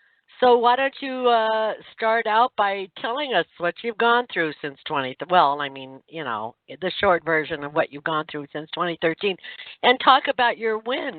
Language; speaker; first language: English; native; English